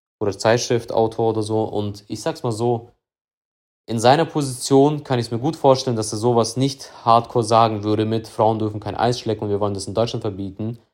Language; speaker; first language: German; early bilingual, other home language; Russian